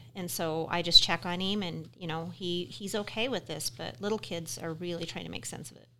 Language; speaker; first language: English; native; English